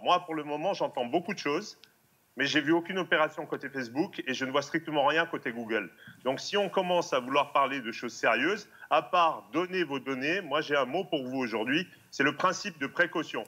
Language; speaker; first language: French; native; French